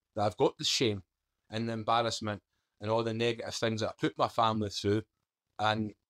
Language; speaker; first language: English; native; English